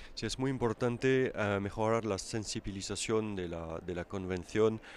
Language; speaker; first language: Spanish; non-native, fluent; French